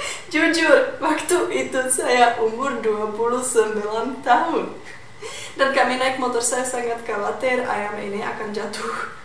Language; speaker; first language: Indonesian; non-native, fluent; Czech